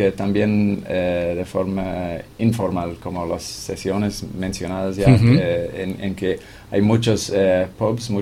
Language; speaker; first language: Spanish; non-native, fluent; English